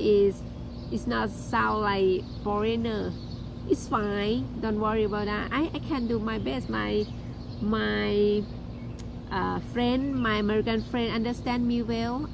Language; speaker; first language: English; non-native, learner; Thai